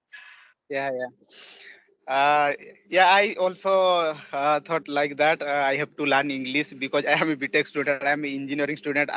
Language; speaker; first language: English; non-native, learner; Odia